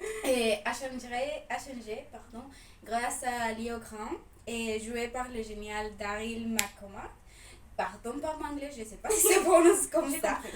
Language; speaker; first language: French; non-native, fluent; Spanish